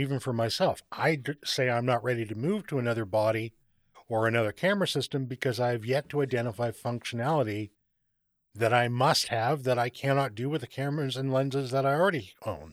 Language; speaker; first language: English; native; English